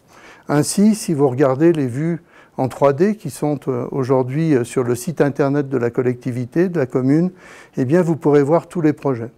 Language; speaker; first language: French; native; French